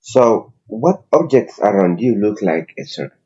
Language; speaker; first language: English; non-native, local second language; Amharic